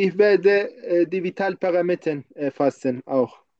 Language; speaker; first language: German; non-native, fluent; Turkish